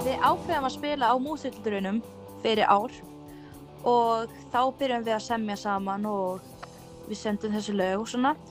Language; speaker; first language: Icelandic; early bilingual, other home language; Portuguese